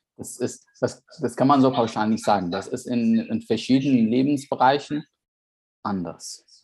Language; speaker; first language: German; non-native, fluent; Arabic